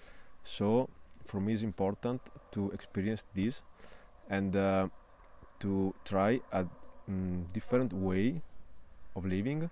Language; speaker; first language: English; non-native, fluent; Italian